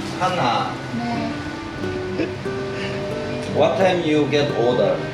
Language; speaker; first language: English; non-native, learner; Korean